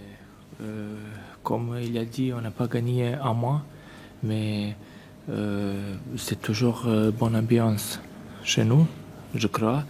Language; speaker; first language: French; non-native, learner; Serbian